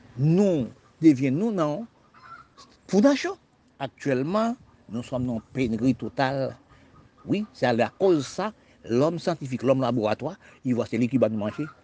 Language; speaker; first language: French; non-native, local second language; Haitian Creole